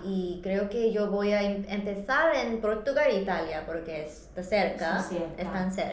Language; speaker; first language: Spanish; non-native, learner; Korean